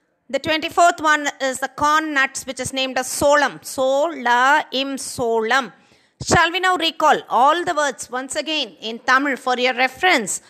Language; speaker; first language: English; non-native, local second language; Tamil